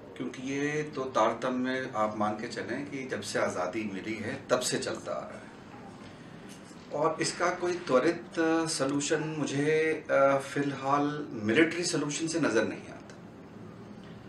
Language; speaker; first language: Hindi; native; Hindi